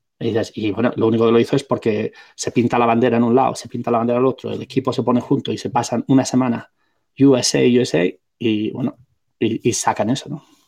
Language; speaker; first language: Spanish; non-native, local second language; Catalan